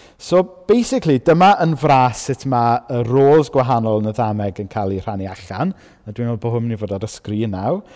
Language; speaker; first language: Welsh; native; Welsh